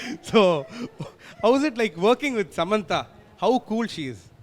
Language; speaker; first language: English; non-native, local second language; Tamil